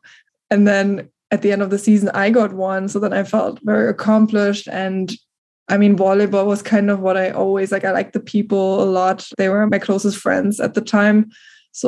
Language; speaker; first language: English; non-native, fluent; German